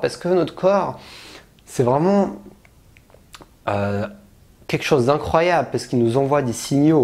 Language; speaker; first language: French; native; French